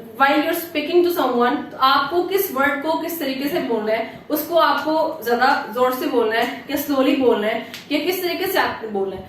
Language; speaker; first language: Urdu; native; Urdu